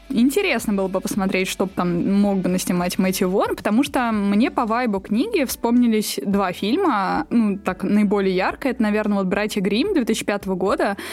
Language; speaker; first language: Russian; native; Russian